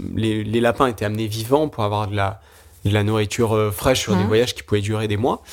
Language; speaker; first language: French; native; French